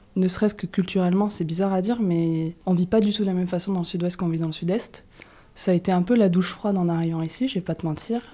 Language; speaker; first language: French; native; French